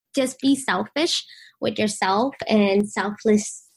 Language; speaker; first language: English; early bilingual, other home language; Vietnamese